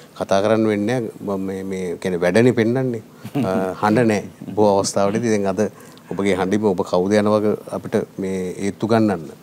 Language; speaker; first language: Sinhala; native; Sinhala